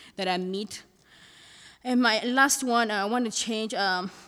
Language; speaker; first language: English; non-native, fluent; Thai